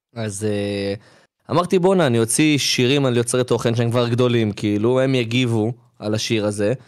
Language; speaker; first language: Hebrew; native; Hebrew